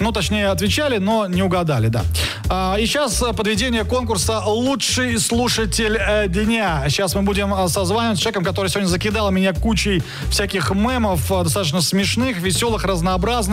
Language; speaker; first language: Russian; native; Russian